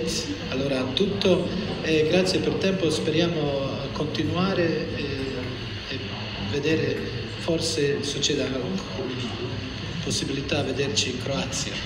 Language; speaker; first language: Italian; non-native, learner; Croatian